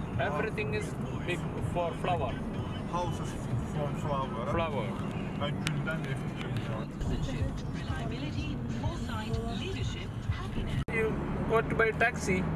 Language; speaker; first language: English; non-native, learner; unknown